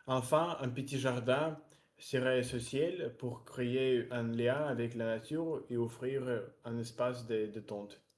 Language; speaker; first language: French; non-native, learner; Russian